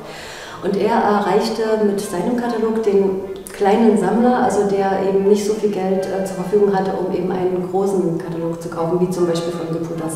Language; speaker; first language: German; native; German